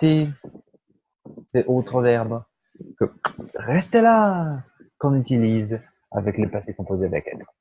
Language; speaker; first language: French; non-native, fluent; Portuguese